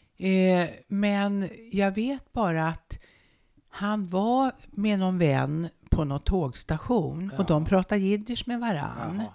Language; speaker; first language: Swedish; native; Swedish